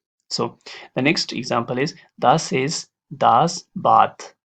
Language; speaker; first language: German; non-native, learner; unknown